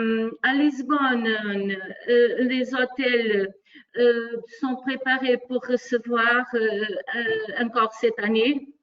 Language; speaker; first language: French; non-native, fluent; Portuguese